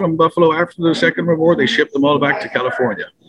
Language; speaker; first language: English; native; English